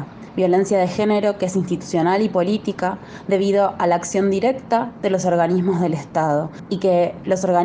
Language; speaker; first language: Spanish; native; Spanish